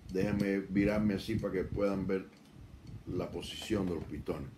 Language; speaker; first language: Spanish; native; Spanish